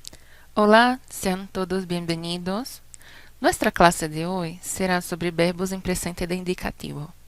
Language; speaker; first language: Spanish; non-native, fluent; Portuguese